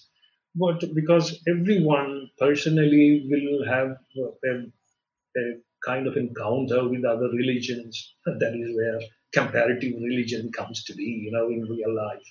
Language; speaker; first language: English; non-native, local second language; Malayalam